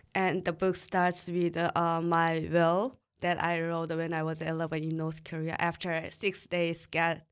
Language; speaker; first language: English; early bilingual, other home language; Korean